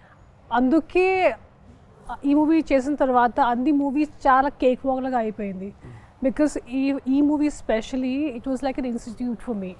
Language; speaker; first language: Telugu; non-native, local second language; Hindi